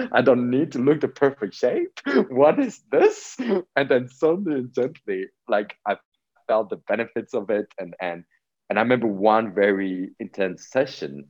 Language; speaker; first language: English; non-native, fluent; Polish